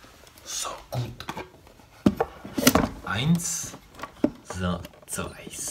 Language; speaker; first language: German; non-native, learner; Russian